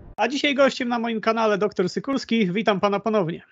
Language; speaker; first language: Polish; native; Polish